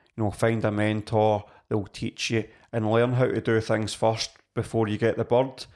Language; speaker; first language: English; native; English